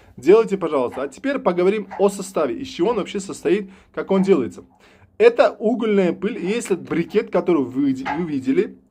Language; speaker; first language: Russian; non-native, local second language; Uzbek